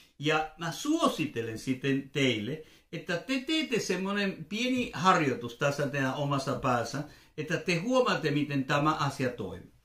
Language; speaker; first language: Finnish; non-native, fluent; Spanish